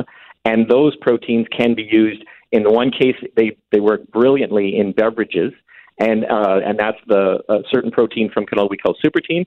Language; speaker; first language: English; native; English